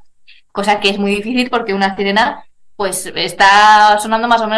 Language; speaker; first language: Spanish; native; Spanish